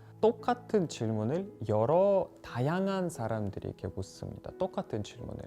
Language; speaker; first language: Korean; non-native, fluent; Russian